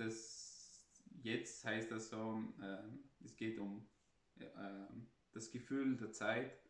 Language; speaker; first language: German; non-native, fluent; Arabic